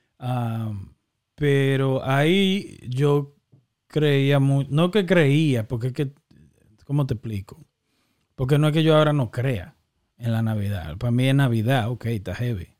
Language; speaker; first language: Spanish; native; Spanish